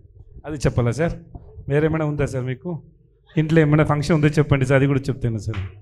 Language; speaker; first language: Telugu; non-native, learner; Tamil